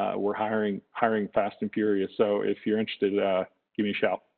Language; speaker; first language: English; native; English